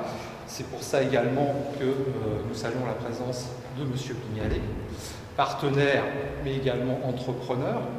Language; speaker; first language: French; native; French